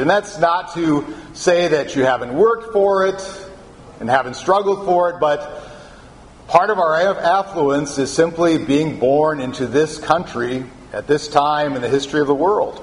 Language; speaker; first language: English; native; English